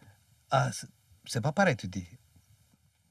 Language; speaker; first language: French; non-native, fluent; Turkish